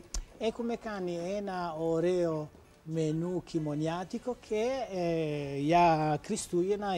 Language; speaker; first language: Greek; non-native, learner; Italian